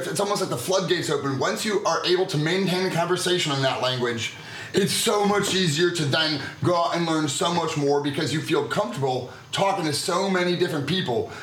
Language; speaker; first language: English; native; English